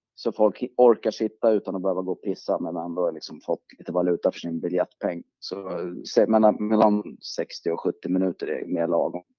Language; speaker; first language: Swedish; native; Swedish